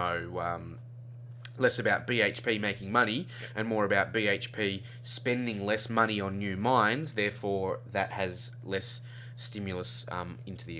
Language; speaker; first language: English; native; English